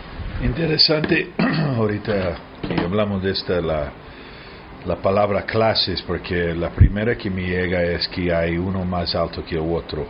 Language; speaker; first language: Spanish; early bilingual, heritage; Spanish